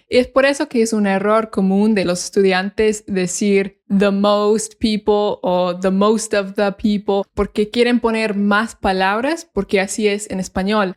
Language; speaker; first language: Spanish; non-native, fluent; English